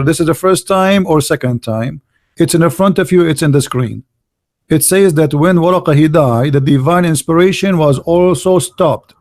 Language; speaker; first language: English; non-native, fluent; Arabic